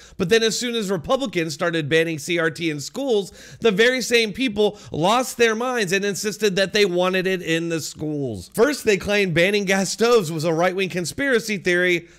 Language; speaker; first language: English; native; English